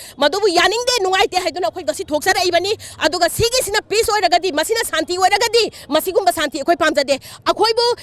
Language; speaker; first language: Manipuri; native; Manipuri